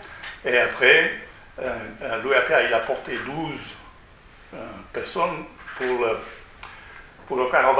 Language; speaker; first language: French; non-native, fluent; Italian